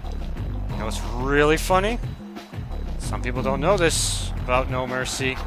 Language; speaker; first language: English; native; English